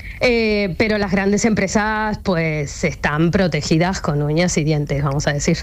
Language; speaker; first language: Spanish; native; Spanish